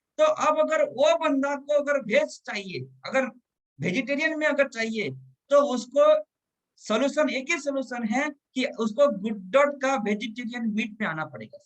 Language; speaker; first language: Hindi; non-native, local second language; Telugu